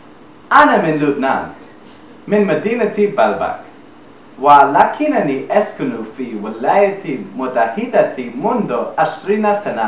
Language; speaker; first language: Arabic; non-native, learner; English